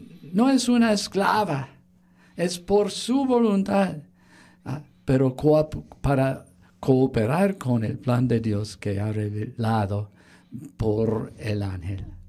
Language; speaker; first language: Spanish; non-native, fluent; English